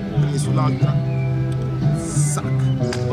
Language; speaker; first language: Italian; native; Italian